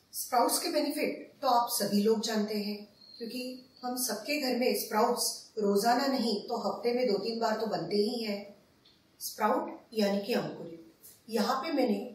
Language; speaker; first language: Hindi; native; Hindi